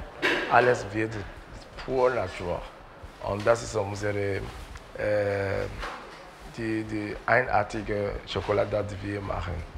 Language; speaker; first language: German; non-native, learner; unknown